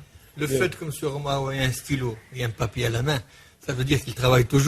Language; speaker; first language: French; non-native, local second language; Arabic